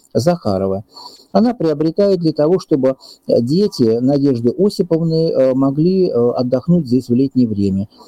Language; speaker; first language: Russian; native; Russian